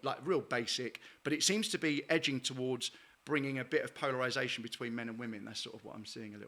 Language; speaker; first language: English; native; English